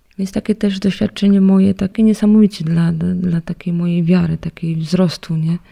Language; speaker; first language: Polish; native; Polish